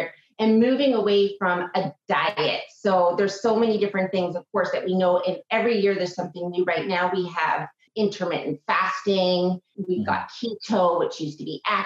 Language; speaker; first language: English; native; English